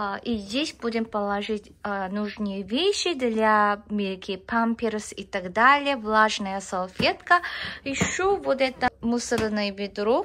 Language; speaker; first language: Russian; non-native, learner; Korean